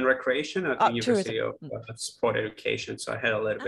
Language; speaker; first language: English; non-native, fluent; Polish